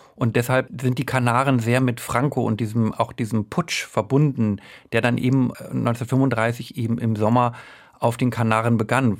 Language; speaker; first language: German; native; German